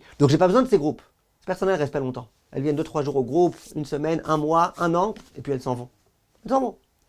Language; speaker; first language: French; native; French